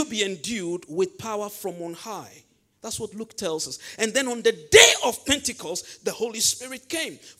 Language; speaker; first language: English; non-native, local second language; Ewe